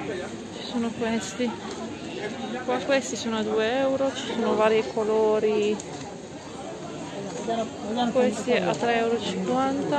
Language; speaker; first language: Italian; non-native, local second language; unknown